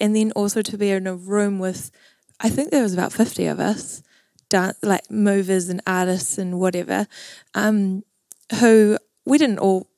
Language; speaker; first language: English; native; English